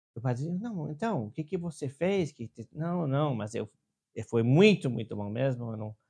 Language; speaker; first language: Portuguese; non-native, fluent; English